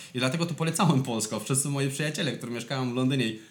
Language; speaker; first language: Polish; non-native, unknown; Romanian